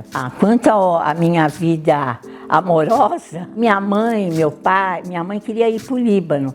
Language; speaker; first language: Portuguese; early bilingual, other home language; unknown